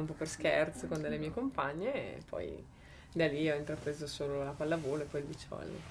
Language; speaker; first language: Italian; native; Italian